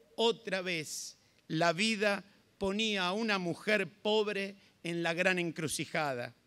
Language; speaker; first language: Spanish; native; Spanish